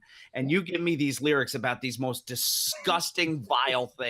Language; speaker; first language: English; native; English